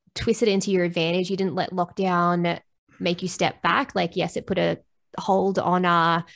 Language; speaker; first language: English; native; English